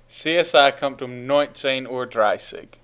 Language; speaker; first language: German; non-native, fluent; English